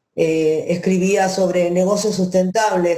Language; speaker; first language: Spanish; native; Spanish